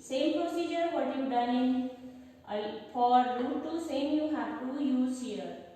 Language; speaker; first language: English; non-native, local second language; Hindi